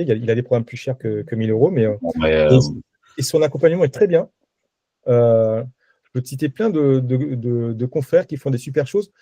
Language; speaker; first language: French; native; French